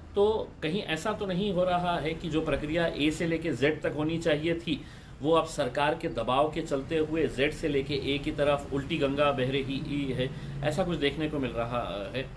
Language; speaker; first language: Hindi; non-native, local second language; Urdu